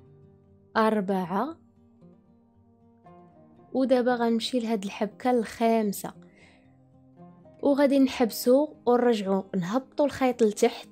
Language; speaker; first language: Arabic; native; Arabic